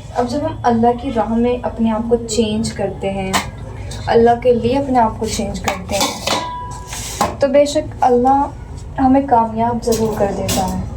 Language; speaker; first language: Hindi; native; Hindi